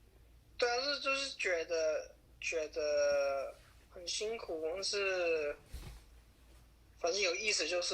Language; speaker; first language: Chinese; early bilingual, heritage; English